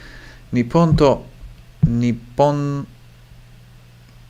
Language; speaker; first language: Japanese; non-native, learner; English